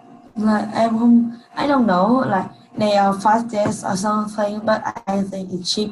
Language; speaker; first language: English; non-native, learner; Vietnamese